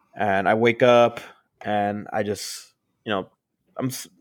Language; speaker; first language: English; early bilingual, other home language; Spanish